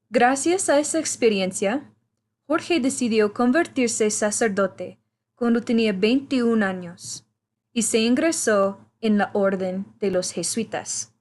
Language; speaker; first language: Spanish; non-native, fluent; English